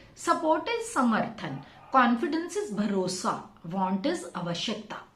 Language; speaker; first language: Hindi; non-native, local second language; Punjabi